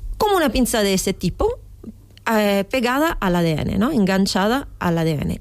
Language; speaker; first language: Spanish; non-native, fluent; Italian